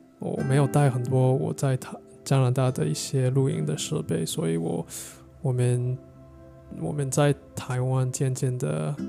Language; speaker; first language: Chinese; non-native, learner; English